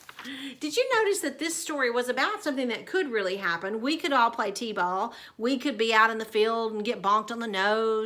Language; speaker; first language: English; native; English